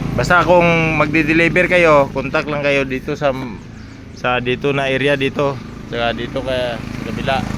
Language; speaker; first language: Filipino; native; Filipino